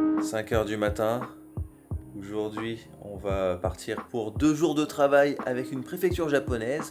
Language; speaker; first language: French; native; French